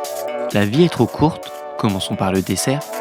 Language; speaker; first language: French; native; French